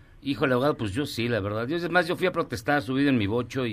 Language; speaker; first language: Spanish; native; Spanish